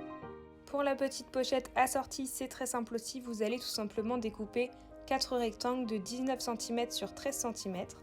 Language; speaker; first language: French; native; French